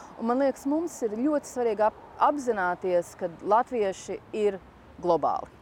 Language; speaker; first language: Latvian; early bilingual, heritage; Latvian